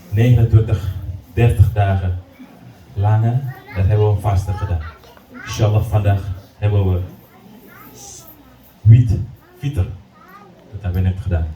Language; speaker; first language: Dutch; non-native, learner; Indonesian